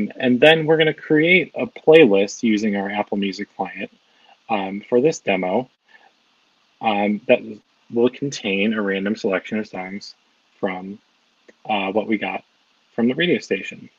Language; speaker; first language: English; native; English